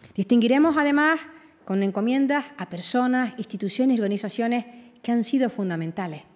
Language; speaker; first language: Spanish; native; Spanish